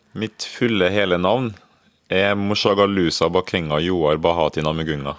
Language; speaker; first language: Norwegian; early bilingual, other home language; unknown